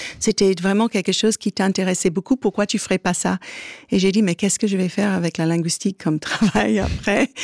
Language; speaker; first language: French; non-native, fluent; English